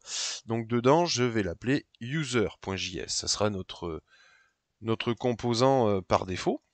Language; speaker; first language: French; native; French